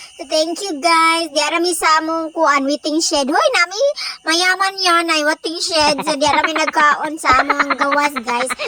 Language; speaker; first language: Cebuano; native; Cebuano